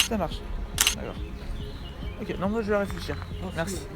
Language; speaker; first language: French; native; French